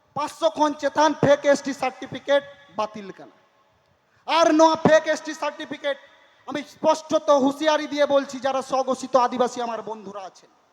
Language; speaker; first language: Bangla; non-native, local second language; Santali